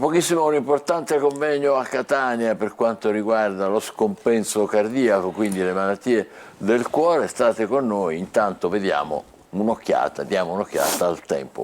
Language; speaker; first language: Italian; native; Italian